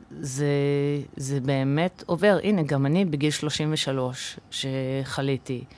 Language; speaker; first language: Hebrew; early bilingual, other home language; English